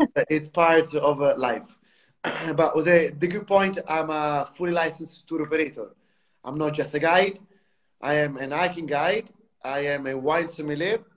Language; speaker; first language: English; non-native, fluent; Italian